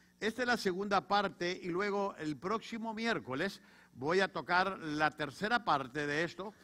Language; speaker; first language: Spanish; native; Spanish